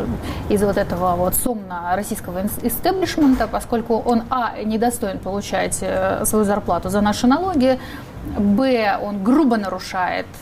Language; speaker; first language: Russian; native; Russian